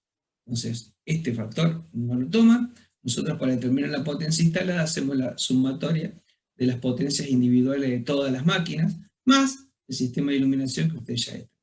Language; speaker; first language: Spanish; native; Spanish